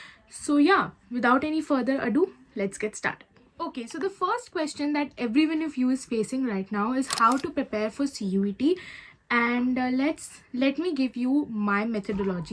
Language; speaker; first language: English; non-native, local second language; Hindi